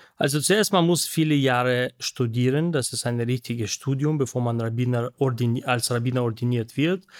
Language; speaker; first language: German; non-native, fluent; Russian